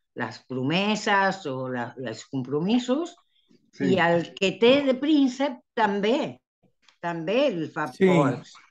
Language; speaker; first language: Catalan; early bilingual, heritage; Spanish